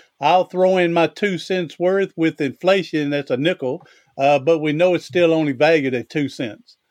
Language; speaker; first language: English; native; English